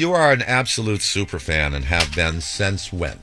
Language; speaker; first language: English; native; English